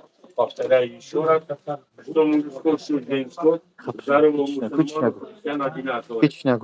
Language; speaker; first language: Russian; non-native, fluent; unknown